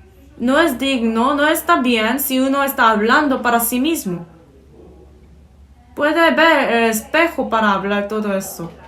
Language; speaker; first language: Spanish; non-native, fluent; Korean